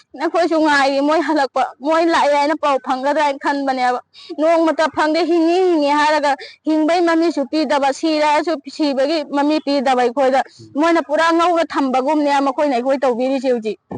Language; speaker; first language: Manipuri; native; Manipuri